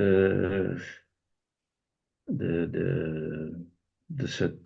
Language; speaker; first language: French; non-native, fluent; Dutch